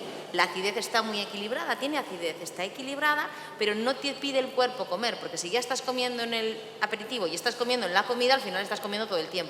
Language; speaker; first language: Spanish; native; Spanish